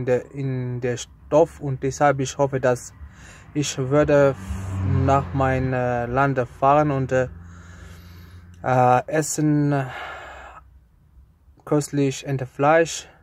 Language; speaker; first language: German; non-native, learner; Azerbaijani